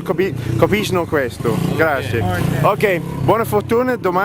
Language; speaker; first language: Italian; non-native, learner; English